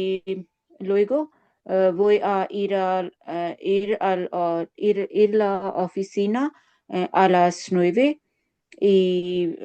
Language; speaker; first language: Spanish; non-native, learner; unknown